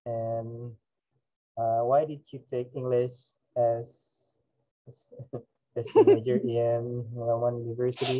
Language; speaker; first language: English; non-native, fluent; Indonesian